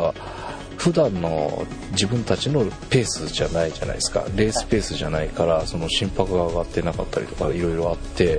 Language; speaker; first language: Japanese; native; Japanese